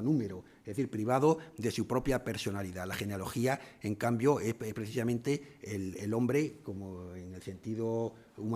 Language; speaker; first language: Spanish; native; Spanish